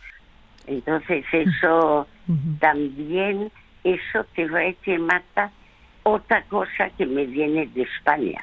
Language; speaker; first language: Spanish; early bilingual, other home language; French